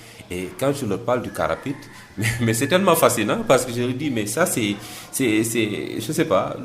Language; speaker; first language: French; non-native, local second language; Wolof